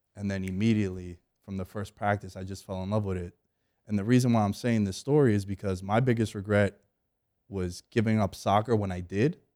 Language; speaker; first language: English; early bilingual, other home language; Greek